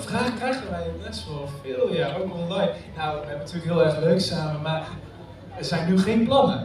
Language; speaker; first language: Dutch; native; Dutch